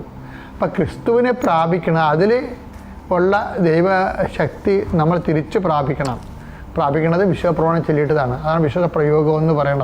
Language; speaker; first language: Malayalam; native; Malayalam